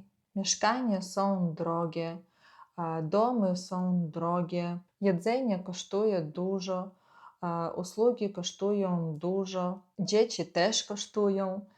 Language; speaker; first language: Polish; non-native, fluent; Ukrainian